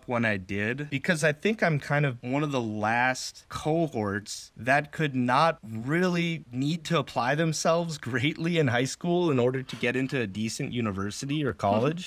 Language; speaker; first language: English; native; English